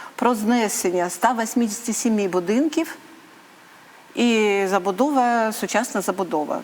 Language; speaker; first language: Ukrainian; native; Ukrainian